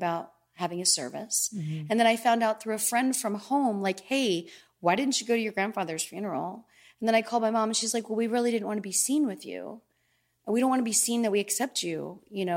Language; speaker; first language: English; native; English